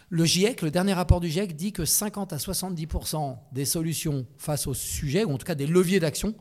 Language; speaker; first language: French; native; French